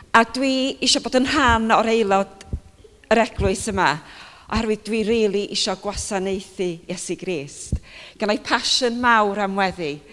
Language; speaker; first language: Welsh; native; Welsh